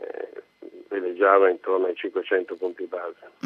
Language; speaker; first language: Italian; native; Italian